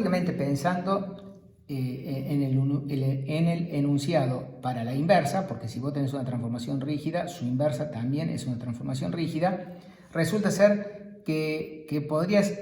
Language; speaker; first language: Spanish; native; Spanish